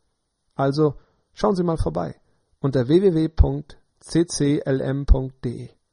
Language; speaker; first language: German; native; German